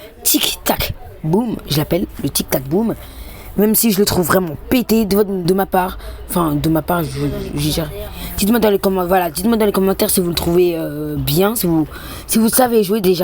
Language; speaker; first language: French; native; French